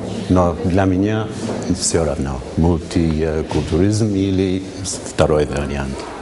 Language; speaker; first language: Russian; non-native, fluent; English